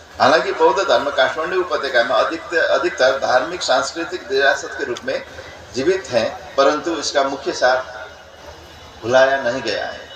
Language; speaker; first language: Hindi; non-native, fluent; Newari